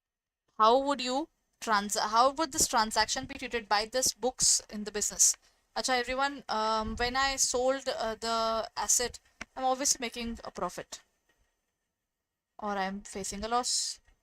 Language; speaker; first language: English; non-native, local second language; Hindi